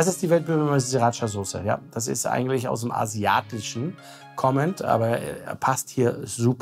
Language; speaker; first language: German; native; German